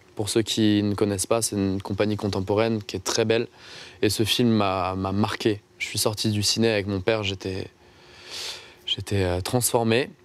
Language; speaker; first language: French; native; French